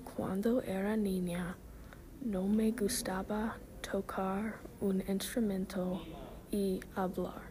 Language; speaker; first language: Spanish; non-native, learner; English